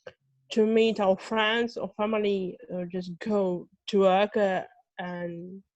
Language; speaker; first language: English; non-native, fluent; Russian